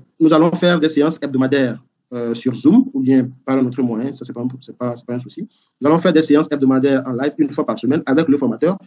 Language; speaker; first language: French; non-native, local second language; Ewe